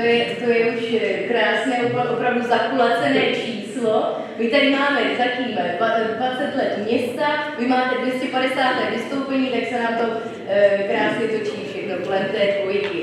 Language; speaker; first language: Czech; native; Czech